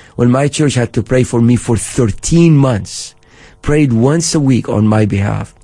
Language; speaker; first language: English; non-native, fluent; Arabic